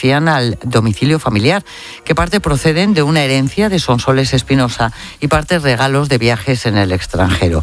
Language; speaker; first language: Spanish; native; Spanish